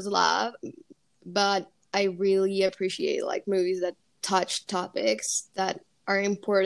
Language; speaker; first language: English; non-native, fluent; Spanish